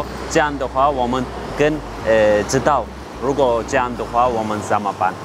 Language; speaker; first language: Chinese; non-native, fluent; Turkish